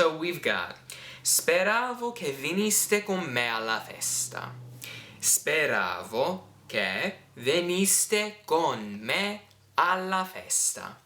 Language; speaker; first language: Italian; non-native, fluent; English